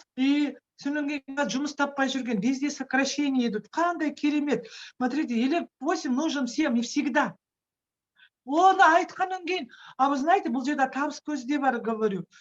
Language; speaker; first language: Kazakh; non-native, local second language; Russian